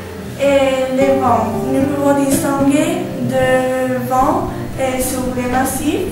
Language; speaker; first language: French; non-native, learner; Spanish